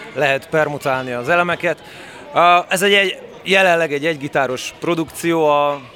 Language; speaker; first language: Hungarian; native; Hungarian